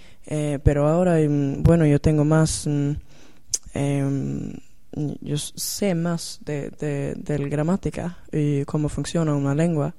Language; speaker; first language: Spanish; non-native, learner; Swedish